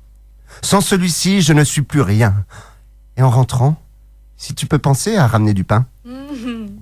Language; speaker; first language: French; native; French